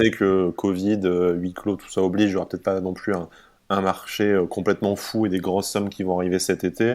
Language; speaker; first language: French; native; French